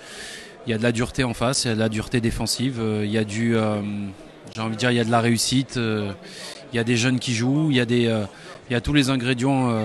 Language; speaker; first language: French; native; French